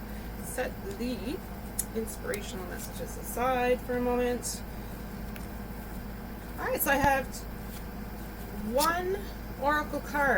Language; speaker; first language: English; native; English